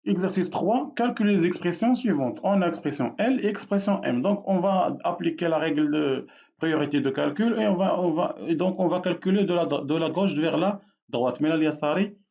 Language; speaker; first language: French; non-native, local second language; Arabic